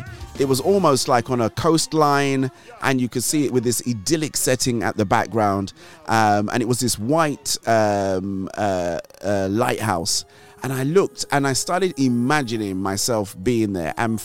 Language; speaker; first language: English; non-native, local second language; Yoruba